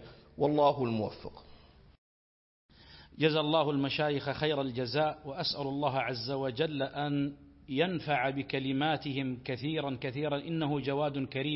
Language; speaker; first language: Arabic; native; Arabic